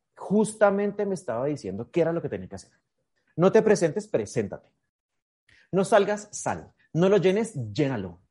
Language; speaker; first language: Spanish; native; Spanish